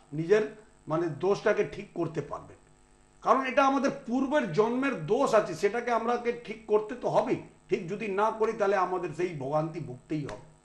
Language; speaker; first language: Bangla; non-native, local second language; Punjabi